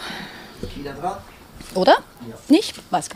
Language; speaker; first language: German; native; German